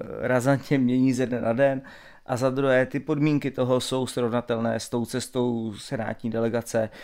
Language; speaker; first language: Czech; native; Czech